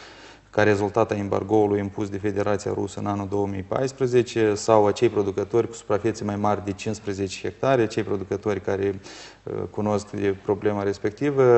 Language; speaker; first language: Romanian; native; Romanian